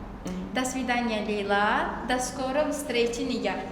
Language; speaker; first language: Russian; non-native, learner; Azerbaijani